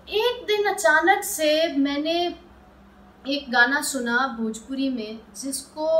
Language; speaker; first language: Hindi; native; Hindi